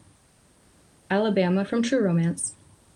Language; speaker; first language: English; early bilingual, other home language; Polish